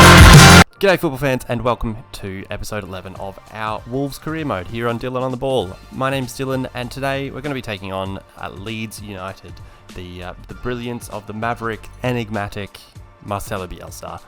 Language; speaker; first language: English; native; English